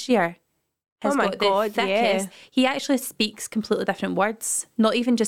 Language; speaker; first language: English; native; English